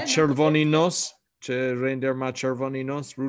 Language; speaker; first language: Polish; non-native, learner; English